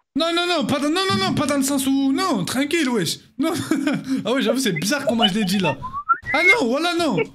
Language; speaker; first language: French; native; French